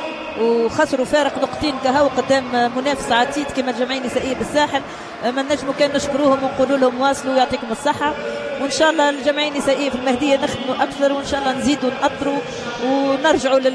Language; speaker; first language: Arabic; native; Arabic